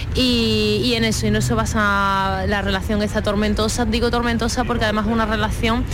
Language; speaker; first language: Spanish; native; Spanish